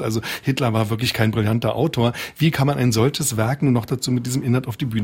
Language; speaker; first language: German; native; German